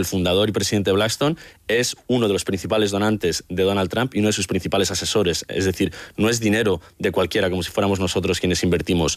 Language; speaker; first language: Spanish; native; Spanish